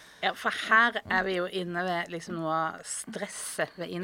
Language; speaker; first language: Norwegian; native; Norwegian